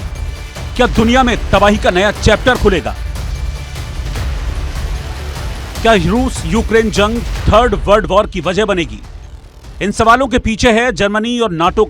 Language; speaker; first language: Hindi; native; Hindi